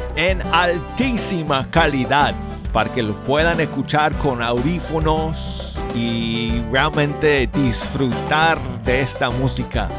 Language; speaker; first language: Spanish; native; Spanish